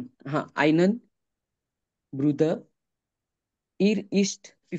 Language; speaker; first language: German; non-native, learner; Marathi